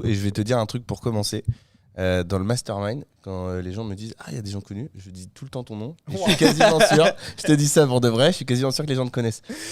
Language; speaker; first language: French; native; French